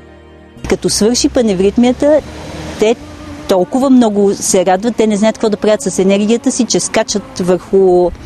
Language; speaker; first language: Bulgarian; native; Bulgarian